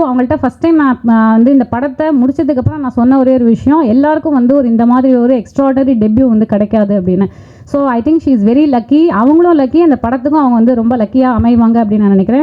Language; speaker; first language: Tamil; native; Tamil